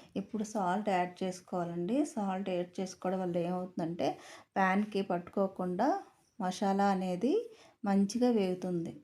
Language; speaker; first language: Telugu; native; Telugu